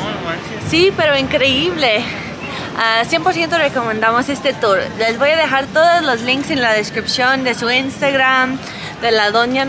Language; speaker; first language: Spanish; non-native, fluent; English